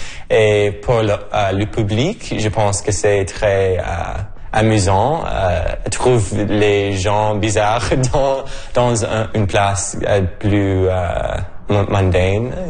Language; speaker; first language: French; non-native, local second language; English